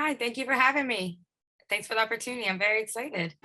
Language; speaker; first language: English; native; English